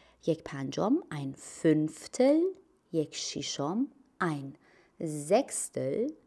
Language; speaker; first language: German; non-native, fluent; Persian